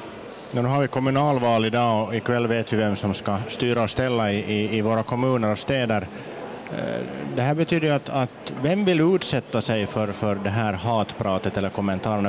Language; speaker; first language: Swedish; native; Swedish